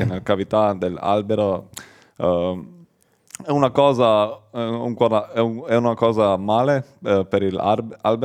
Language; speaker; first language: Italian; non-native, learner; Slovenian